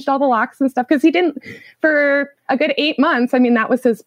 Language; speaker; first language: English; native; English